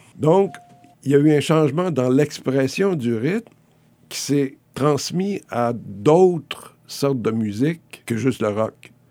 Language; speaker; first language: French; native; French